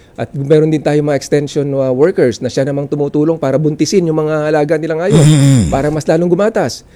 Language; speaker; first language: Filipino; non-native, local second language; Iloko